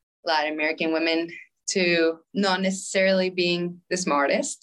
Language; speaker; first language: English; non-native, fluent; Spanish